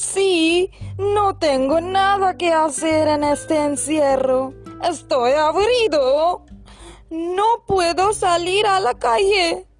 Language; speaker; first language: Spanish; non-native, learner; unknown